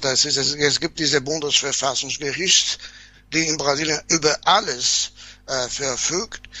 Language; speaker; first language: German; non-native, fluent; Portuguese